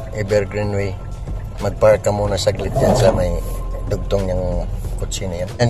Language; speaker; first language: Filipino; non-native, local second language; Cebuano